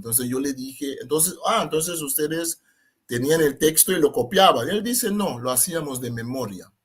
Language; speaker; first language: Spanish; non-native, fluent; Papiamento